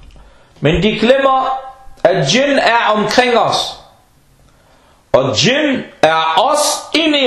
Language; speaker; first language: Danish; non-native, fluent; Arabic